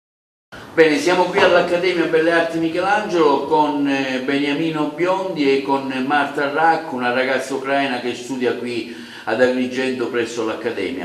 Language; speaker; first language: Italian; native; Italian